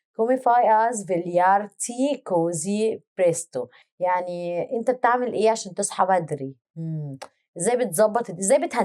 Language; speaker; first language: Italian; non-native, learner; Arabic